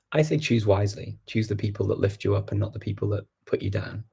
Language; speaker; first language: English; native; English